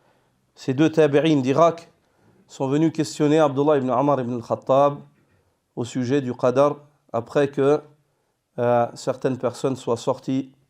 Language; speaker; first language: French; native; French